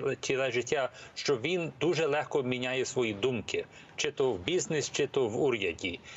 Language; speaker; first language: Ukrainian; early bilingual, heritage; English